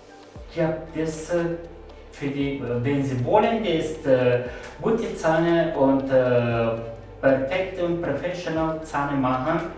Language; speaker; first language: German; non-native, learner; Turkish